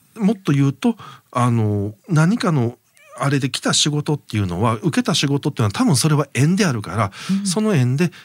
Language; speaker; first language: Japanese; native; Japanese